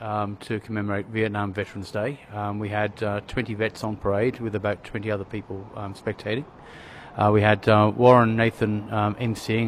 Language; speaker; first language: English; native; English